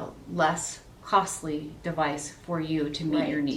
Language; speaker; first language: English; native; English